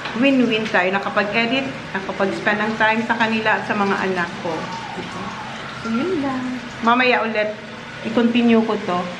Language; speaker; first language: Filipino; non-native, local second language; Bikol